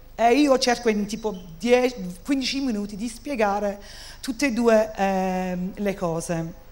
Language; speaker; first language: Italian; non-native, fluent; English